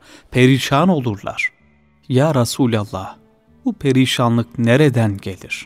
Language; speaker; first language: Turkish; native; Turkish